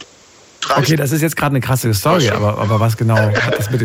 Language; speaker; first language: German; native; German